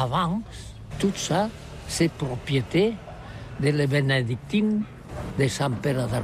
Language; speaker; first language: French; non-native, learner; Catalan